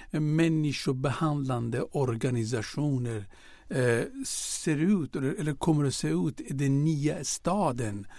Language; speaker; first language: Swedish; non-native, fluent; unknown